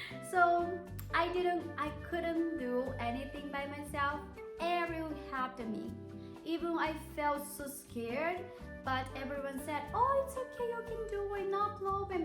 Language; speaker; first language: English; non-native, fluent; Japanese